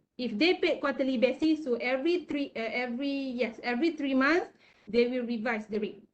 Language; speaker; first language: English; non-native, local second language; Malay